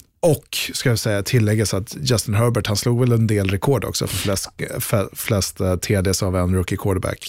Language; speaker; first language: Swedish; native; Swedish